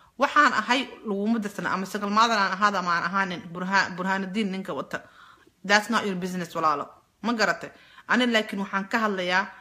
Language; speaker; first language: Somali; native; Somali